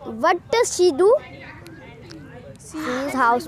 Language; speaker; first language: English; non-native, learner; Hindi